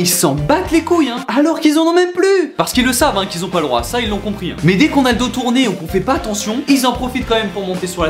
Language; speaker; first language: French; native; French